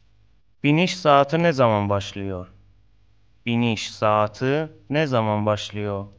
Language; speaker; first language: Turkish; non-native, fluent; Persian